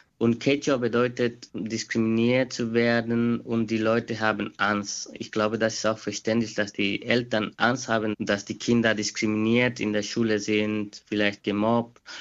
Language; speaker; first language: German; non-native, fluent; Quechua